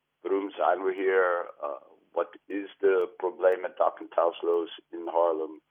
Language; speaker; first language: Dutch; non-native, fluent; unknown